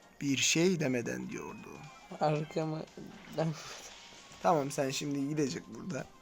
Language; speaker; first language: Turkish; native; Turkish